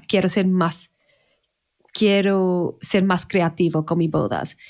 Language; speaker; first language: Spanish; non-native, fluent; English